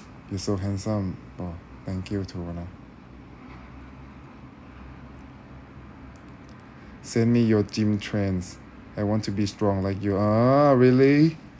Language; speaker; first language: English; non-native, learner; Thai